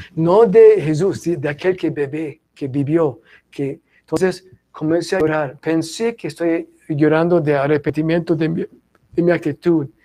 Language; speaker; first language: Spanish; non-native, fluent; English